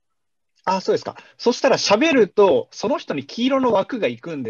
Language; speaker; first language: Japanese; native; Japanese